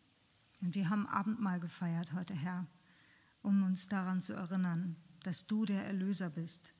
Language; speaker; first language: German; native; German